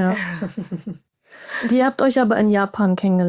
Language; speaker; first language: German; native; German